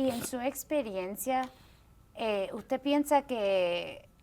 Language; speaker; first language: Spanish; early bilingual, heritage; Spanish